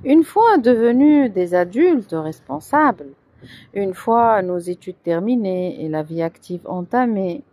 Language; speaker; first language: French; non-native, local second language; Arabic